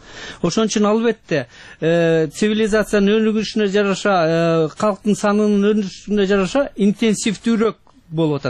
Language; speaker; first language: Kyrgyz; native; Kyrgyz